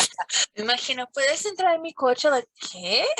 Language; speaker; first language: Spanish; non-native, fluent; English